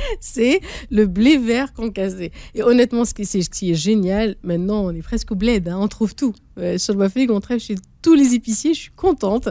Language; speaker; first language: French; native; French